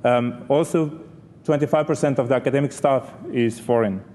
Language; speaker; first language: English; non-native, fluent; Estonian